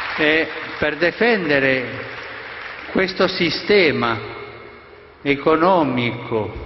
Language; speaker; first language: Italian; non-native, fluent; Spanish